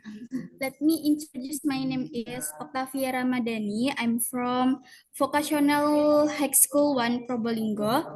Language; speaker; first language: English; non-native, learner; Indonesian